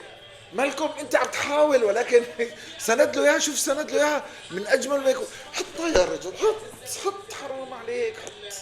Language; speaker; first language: Arabic; native; Arabic